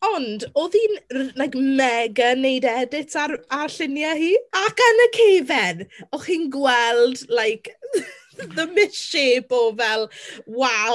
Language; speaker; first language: Welsh; non-native, local second language; English